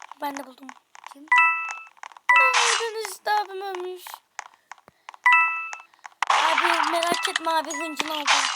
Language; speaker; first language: Turkish; native; Turkish